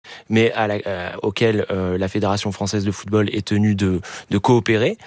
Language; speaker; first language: French; native; French